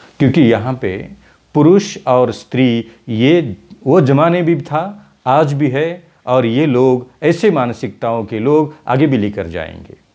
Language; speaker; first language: Hindi; non-native, local second language; Marathi